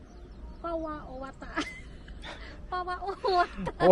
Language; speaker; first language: Japanese; non-native, learner; Indonesian